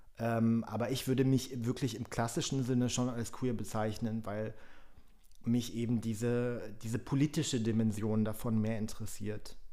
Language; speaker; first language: German; early bilingual, other home language; Polish